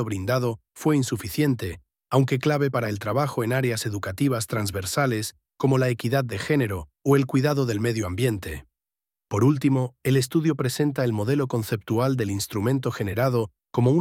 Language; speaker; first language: Spanish; native; Spanish